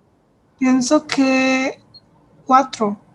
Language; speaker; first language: Spanish; non-native, learner; English